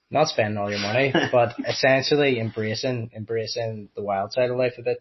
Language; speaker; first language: English; native; English